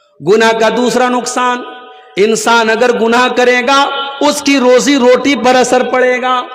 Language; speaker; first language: Urdu; native; Urdu